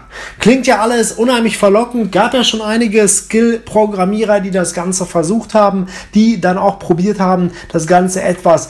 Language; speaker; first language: German; native; German